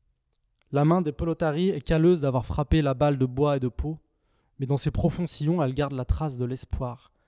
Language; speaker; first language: French; native; French